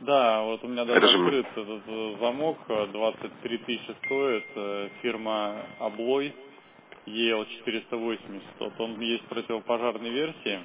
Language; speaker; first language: Russian; native; Russian